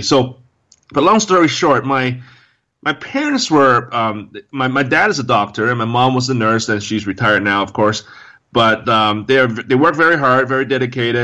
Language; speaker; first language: English; non-native, local second language; Cantonese